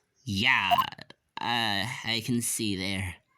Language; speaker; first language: English; native; English